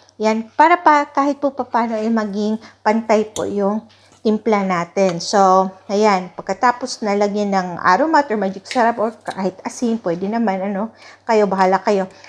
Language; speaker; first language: Filipino; non-native, local second language; Cebuano